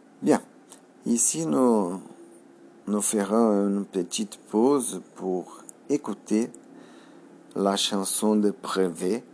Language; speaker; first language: French; non-native, learner; Portuguese